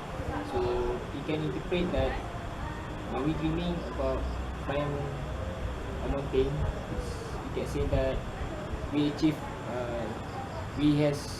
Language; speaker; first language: English; non-native, learner; Malay